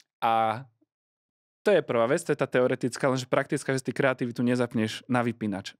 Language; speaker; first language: Slovak; native; Slovak